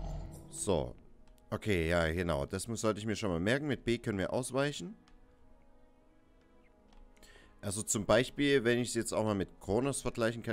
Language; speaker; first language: German; native; German